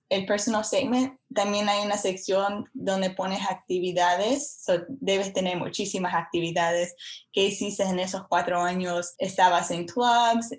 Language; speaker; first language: Spanish; early bilingual, heritage; Spanish